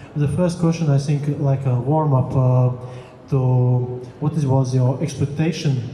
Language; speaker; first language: English; non-native, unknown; Latvian